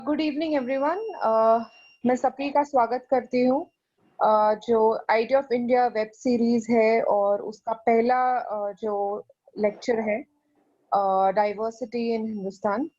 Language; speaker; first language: Hindi; native; Hindi